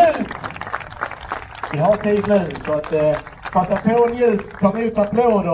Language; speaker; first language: Swedish; native; Swedish